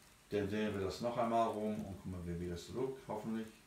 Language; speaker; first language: German; non-native, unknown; English